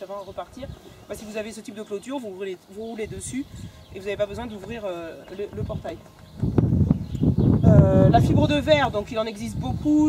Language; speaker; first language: French; native; French